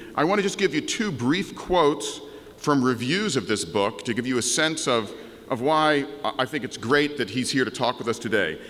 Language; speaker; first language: English; native; English